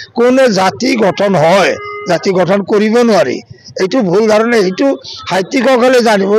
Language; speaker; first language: Assamese; non-native, local second language; Bangla